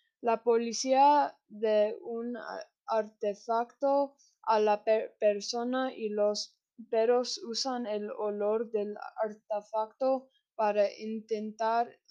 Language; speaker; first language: Spanish; non-native, learner; English